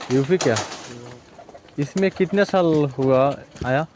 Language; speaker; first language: Hindi; non-native, learner; Bangla